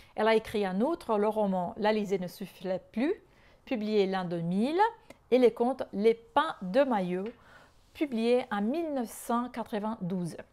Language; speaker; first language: French; non-native, fluent; Portuguese